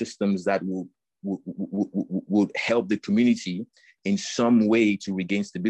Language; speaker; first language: English; non-native, local second language; French